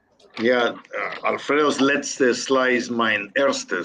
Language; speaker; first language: German; non-native, learner; Spanish